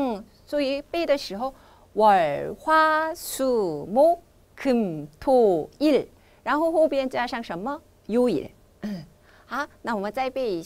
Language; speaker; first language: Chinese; non-native, fluent; Korean